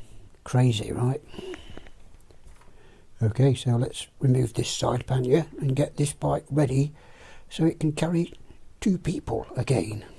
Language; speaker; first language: English; native; English